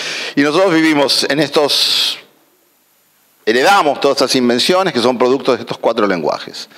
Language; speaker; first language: Spanish; native; Spanish